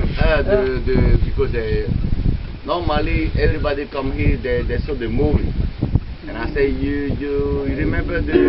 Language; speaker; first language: English; non-native, learner; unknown